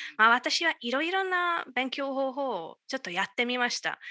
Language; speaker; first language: Japanese; non-native, learner; Hungarian